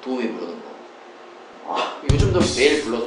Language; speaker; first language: Korean; native; Korean